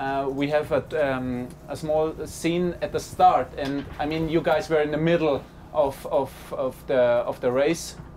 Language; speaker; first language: English; non-native, fluent; German